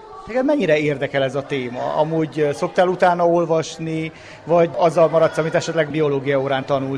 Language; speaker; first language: Hungarian; native; Hungarian